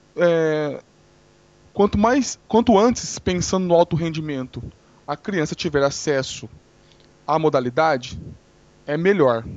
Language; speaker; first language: Portuguese; native; Portuguese